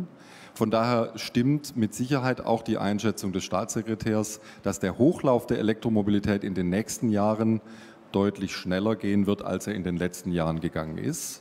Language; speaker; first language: German; native; German